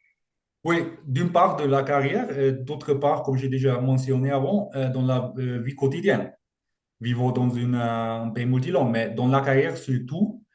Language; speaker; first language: French; non-native, fluent; German